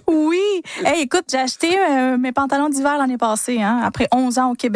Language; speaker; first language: French; early bilingual, other home language; Spanish